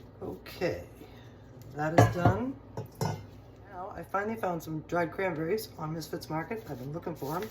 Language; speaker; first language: English; native; English